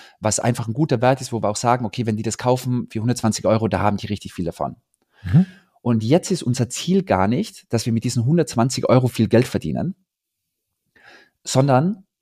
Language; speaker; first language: German; native; German